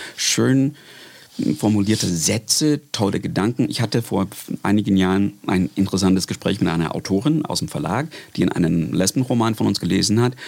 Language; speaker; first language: German; non-native, fluent; English